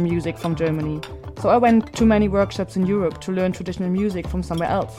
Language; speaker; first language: English; non-native, fluent; German